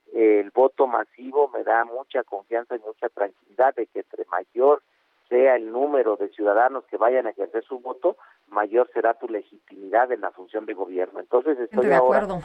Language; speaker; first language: Spanish; native; Spanish